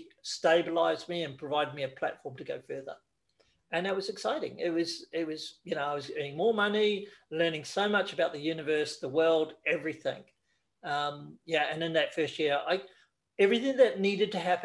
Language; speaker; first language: English; native; English